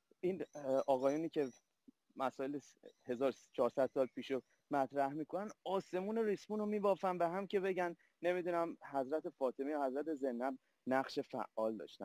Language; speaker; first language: Persian; native; Persian